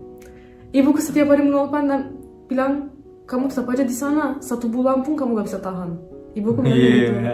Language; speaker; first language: Indonesian; non-native, fluent; Turkish